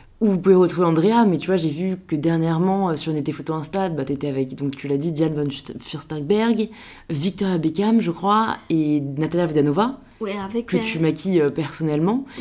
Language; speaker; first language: French; native; French